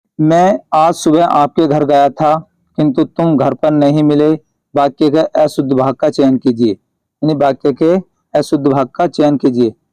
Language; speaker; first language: Hindi; native; Hindi